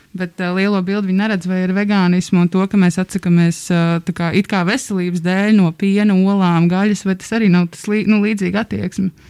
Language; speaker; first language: Latvian; native; Latvian